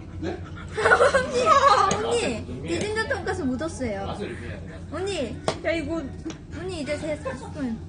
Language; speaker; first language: Korean; non-native, fluent; Japanese